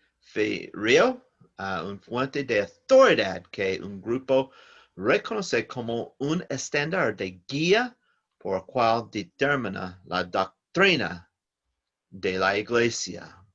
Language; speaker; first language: Spanish; non-native, learner; English